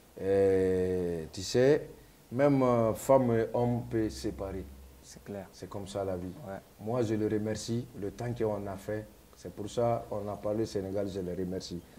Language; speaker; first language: French; non-native, local second language; Mandingo